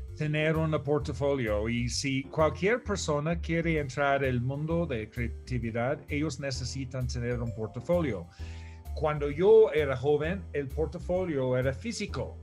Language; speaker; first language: Spanish; non-native, fluent; English